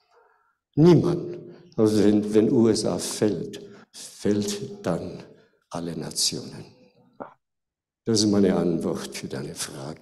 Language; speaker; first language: German; non-native, fluent; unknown